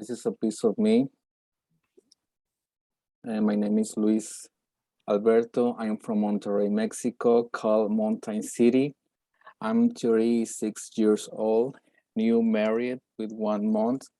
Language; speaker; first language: English; non-native, learner; Spanish